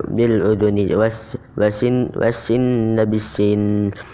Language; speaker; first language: Arabic; non-native, learner; Indonesian